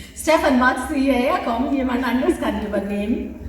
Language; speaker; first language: German; non-native, fluent; Hindi